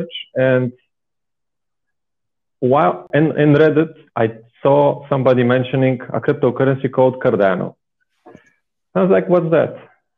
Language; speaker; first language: English; non-native, fluent; Bulgarian